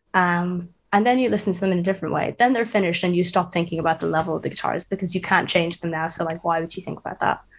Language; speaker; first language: English; native; English